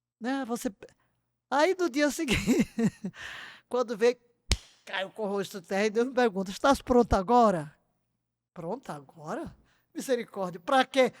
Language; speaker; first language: Portuguese; native; Portuguese